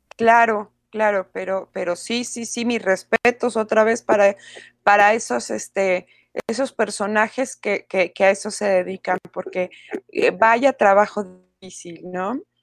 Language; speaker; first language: Spanish; native; Spanish